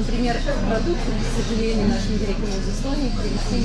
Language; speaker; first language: Russian; native; Russian